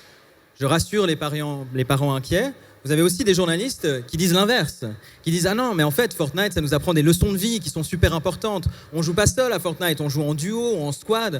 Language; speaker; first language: French; native; French